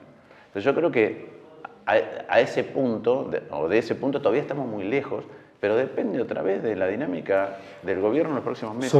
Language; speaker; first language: Spanish; native; Spanish